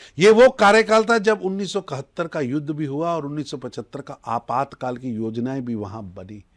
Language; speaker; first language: Hindi; non-native, local second language; Punjabi